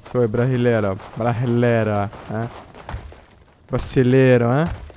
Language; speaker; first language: Spanish; non-native, learner; Portuguese